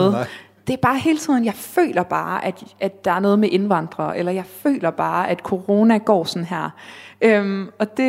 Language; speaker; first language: Danish; native; Danish